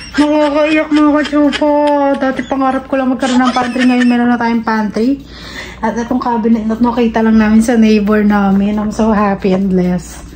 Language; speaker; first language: Filipino; native; Filipino